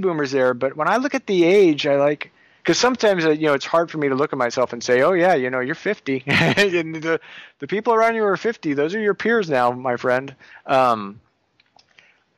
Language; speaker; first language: English; native; English